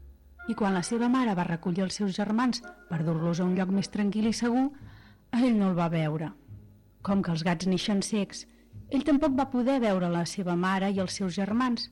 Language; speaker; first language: Catalan; native; Catalan